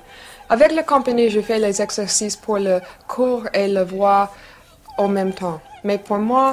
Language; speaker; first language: French; non-native, learner; English